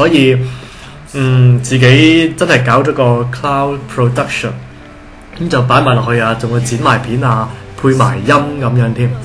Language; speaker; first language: Cantonese; native; Cantonese